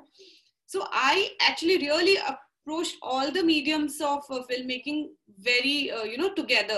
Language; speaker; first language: English; non-native, local second language; Marathi